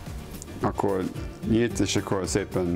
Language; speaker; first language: Hungarian; non-native, learner; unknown